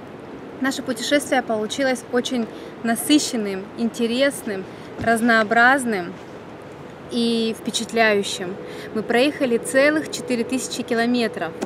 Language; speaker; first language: Russian; native; Russian